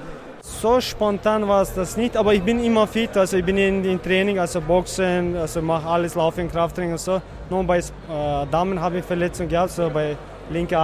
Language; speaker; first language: German; non-native, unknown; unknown